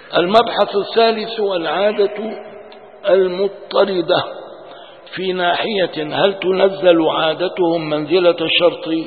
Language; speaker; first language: Arabic; non-native, local second language; Kurdish